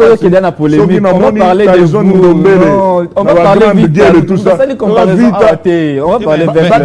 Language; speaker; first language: French; non-native, local second language; Lingala